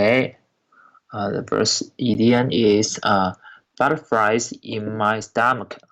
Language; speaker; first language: English; non-native, learner; Chinese